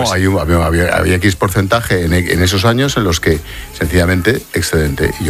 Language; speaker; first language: Spanish; native; Spanish